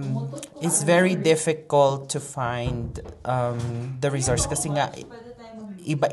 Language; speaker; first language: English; non-native, local second language; Filipino